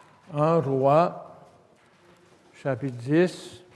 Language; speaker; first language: French; native; French